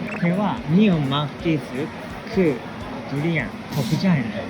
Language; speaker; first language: Thai; non-native, learner; Japanese